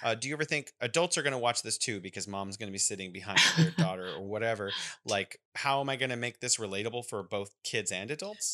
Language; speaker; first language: English; native; English